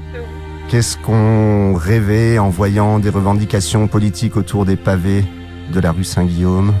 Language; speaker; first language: French; native; French